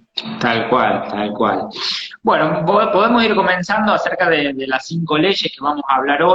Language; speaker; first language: Spanish; native; Spanish